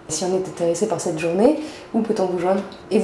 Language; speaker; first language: French; native; French